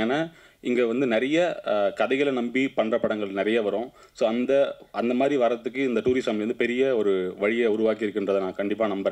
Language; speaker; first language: Tamil; native; Tamil